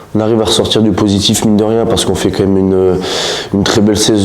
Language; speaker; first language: French; native; French